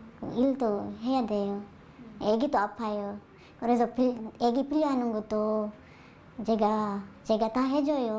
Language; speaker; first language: Korean; non-native, learner; Thai